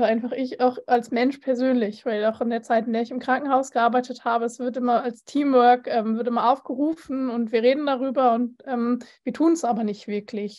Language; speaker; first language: German; native; German